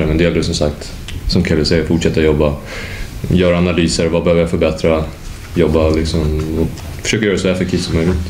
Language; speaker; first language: Swedish; native; Swedish